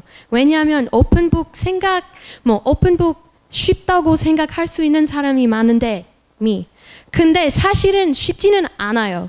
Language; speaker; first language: Korean; non-native, fluent; French